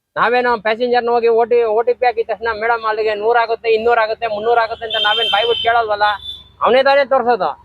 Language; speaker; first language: Kannada; native; Kannada